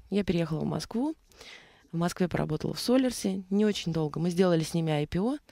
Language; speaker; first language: Russian; native; Russian